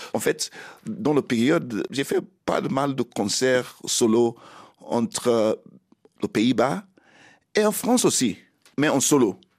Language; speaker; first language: French; non-native, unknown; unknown